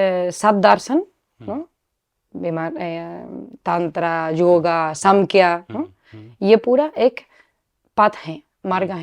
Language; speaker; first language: Hindi; non-native, learner; Spanish